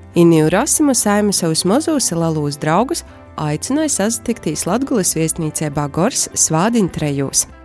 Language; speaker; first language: Latvian; native; Latvian